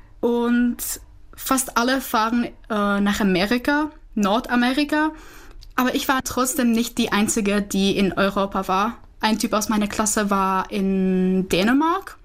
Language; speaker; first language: German; non-native, fluent; Czech